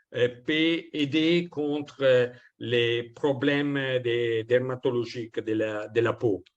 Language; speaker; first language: French; non-native, learner; Italian